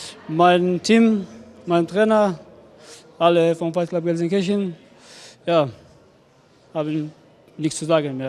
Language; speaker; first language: German; non-native, learner; Tajik